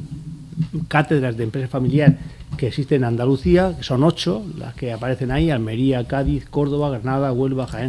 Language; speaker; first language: Spanish; native; Spanish